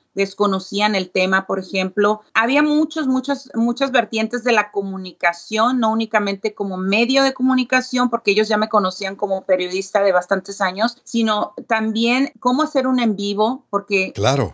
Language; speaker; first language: Spanish; native; Spanish